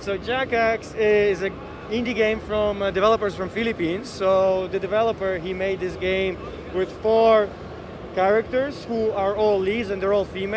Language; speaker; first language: English; non-native, fluent; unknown